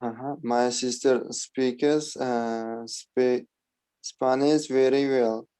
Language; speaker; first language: English; non-native, learner; Uzbek